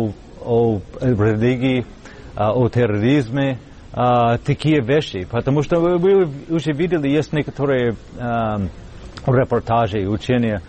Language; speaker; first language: Russian; non-native, learner; English